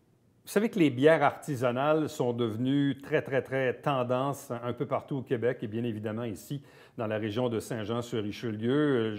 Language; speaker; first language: French; native; French